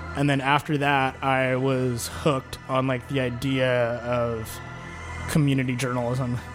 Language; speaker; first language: English; native; English